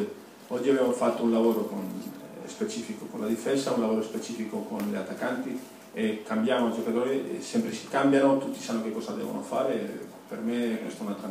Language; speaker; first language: Italian; non-native, fluent; Spanish